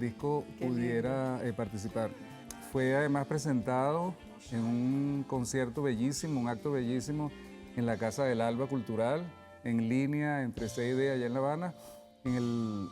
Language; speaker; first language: Spanish; native; Spanish